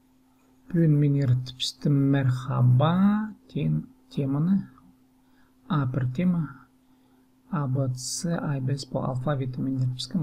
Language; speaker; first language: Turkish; non-native, learner; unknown